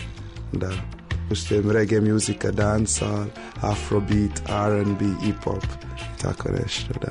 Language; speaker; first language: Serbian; non-native, learner; English